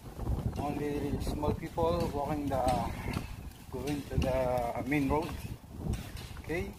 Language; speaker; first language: English; non-native, learner; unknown